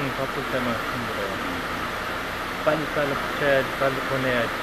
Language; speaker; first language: Korean; non-native, learner; Kyrgyz